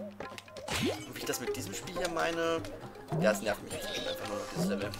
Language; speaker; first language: German; native; German